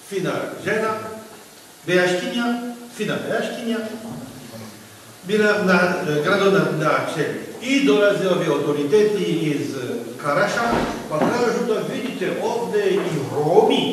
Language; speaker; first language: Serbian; non-native, fluent; French